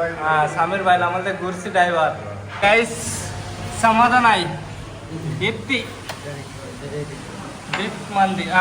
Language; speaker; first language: Malayalam; non-native, learner; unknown